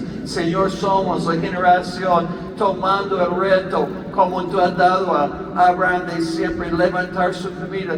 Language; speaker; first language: Spanish; non-native, learner; English